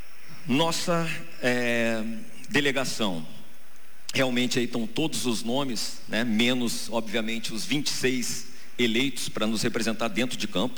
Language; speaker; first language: Portuguese; native; Portuguese